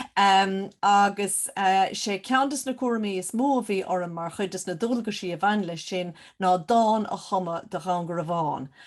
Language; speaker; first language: Irish; native; Irish